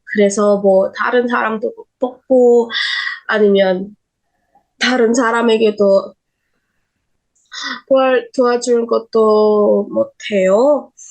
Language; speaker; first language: Korean; non-native, learner; Indonesian